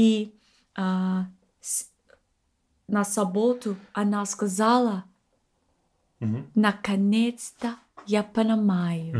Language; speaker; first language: Russian; non-native, learner; English